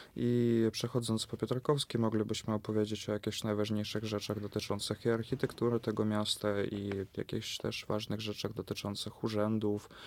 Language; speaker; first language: Polish; non-native, fluent; Russian